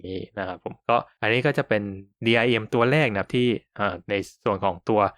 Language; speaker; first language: Thai; native; Thai